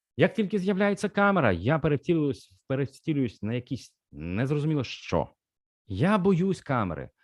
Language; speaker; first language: Ukrainian; non-native, local second language; Russian